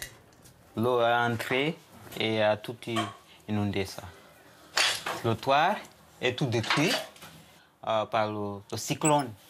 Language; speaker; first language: French; non-native, fluent; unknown